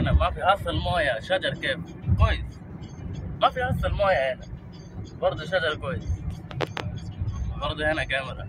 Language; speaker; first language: Arabic; non-native, learner; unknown